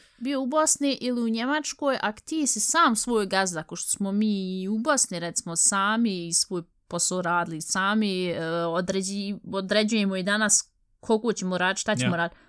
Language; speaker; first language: Bosnian; early bilingual, heritage; Bosnian